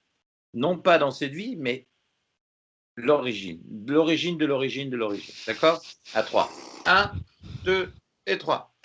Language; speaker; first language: French; native; French